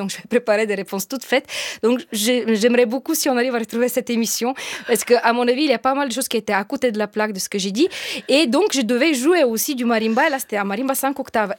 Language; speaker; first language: French; non-native, fluent; Bulgarian